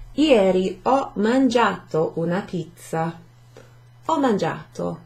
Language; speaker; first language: Italian; non-native, fluent; English